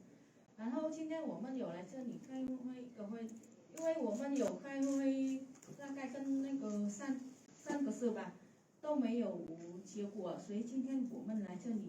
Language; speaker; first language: Chinese; non-native, learner; Vietnamese